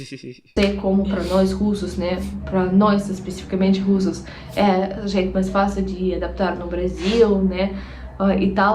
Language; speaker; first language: Portuguese; non-native, fluent; Russian